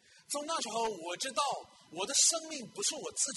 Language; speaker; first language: Chinese; non-native, fluent; English